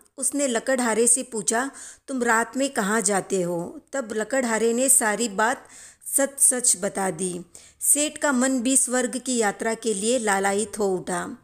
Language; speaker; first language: Hindi; native; Hindi